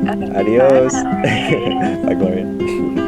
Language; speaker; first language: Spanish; non-native, learner; English